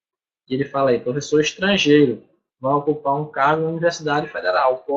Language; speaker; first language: Portuguese; native; Portuguese